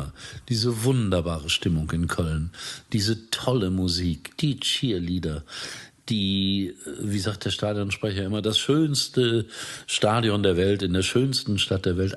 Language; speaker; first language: German; native; German